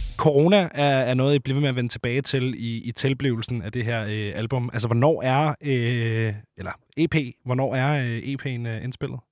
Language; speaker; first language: Danish; native; Danish